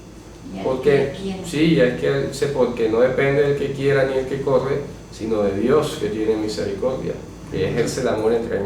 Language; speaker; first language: Spanish; native; Spanish